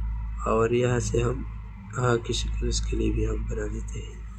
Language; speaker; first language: Urdu; native; Urdu